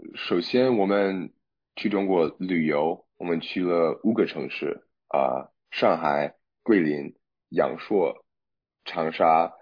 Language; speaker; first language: Chinese; non-native, fluent; English